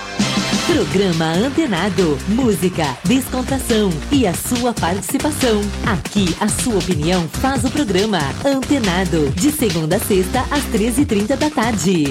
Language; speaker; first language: Portuguese; native; Portuguese